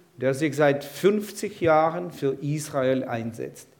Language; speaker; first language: German; non-native, fluent; Ukrainian